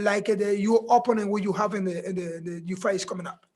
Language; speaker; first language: English; non-native, learner; Spanish